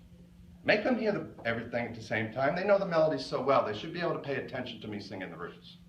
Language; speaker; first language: English; native; English